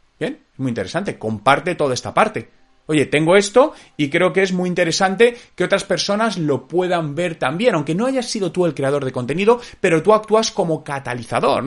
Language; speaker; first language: Spanish; native; Spanish